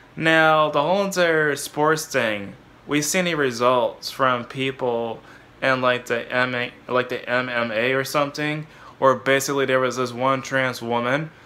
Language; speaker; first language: English; native; English